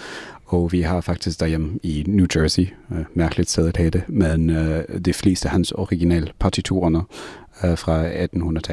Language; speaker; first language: Danish; non-native, fluent; English